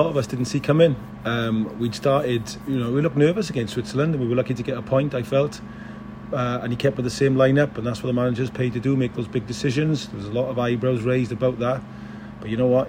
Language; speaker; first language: English; native; English